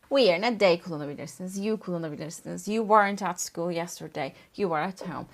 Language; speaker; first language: English; non-native, fluent; Turkish